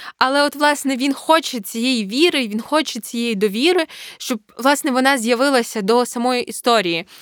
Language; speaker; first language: Ukrainian; native; Ukrainian